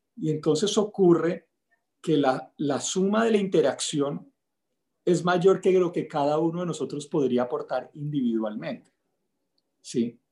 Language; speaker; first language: Spanish; native; Spanish